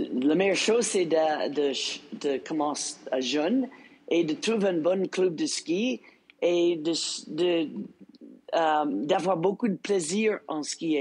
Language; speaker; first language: French; non-native, local second language; English